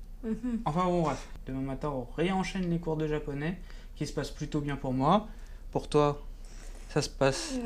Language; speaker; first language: French; native; French